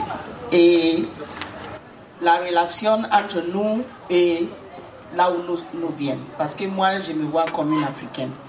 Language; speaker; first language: French; non-native, learner; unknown